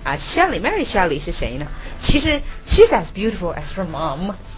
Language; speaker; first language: English; non-native, fluent; Chinese